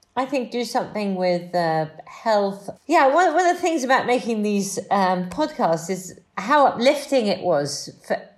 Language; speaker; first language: English; native; English